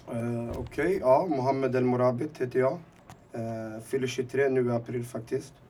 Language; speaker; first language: Swedish; early bilingual, other home language; Arabic